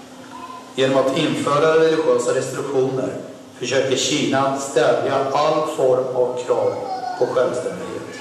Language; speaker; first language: Swedish; non-native, fluent; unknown